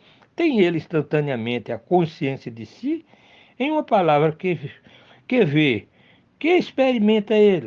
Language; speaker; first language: Portuguese; native; Portuguese